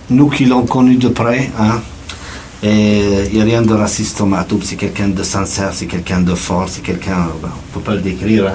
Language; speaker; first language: French; non-native, local second language; Kabyle